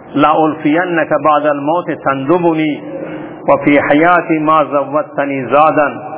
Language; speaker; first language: Persian; non-native, local second language; Baluchi